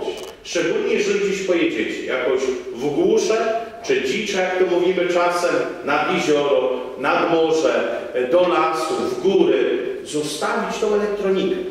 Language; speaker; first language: Polish; native; Polish